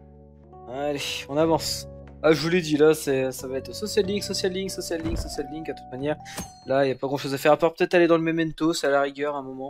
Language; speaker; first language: French; native; French